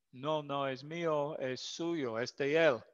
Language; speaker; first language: Spanish; non-native, fluent; English